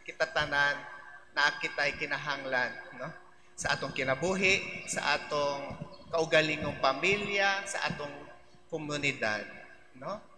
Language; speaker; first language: Cebuano; non-native, local second language; Filipino